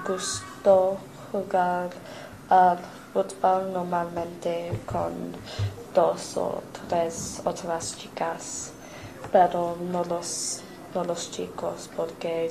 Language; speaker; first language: Spanish; non-native, learner; English